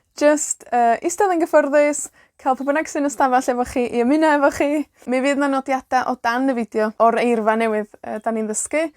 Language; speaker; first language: Welsh; native; Welsh